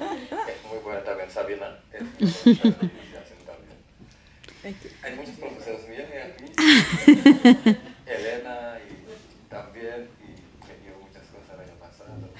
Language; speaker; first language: Spanish; non-native, fluent; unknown